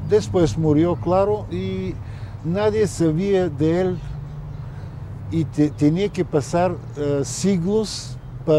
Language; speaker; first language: Spanish; non-native, fluent; Bulgarian